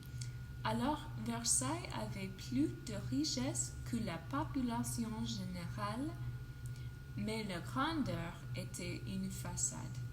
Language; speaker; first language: French; non-native, learner; English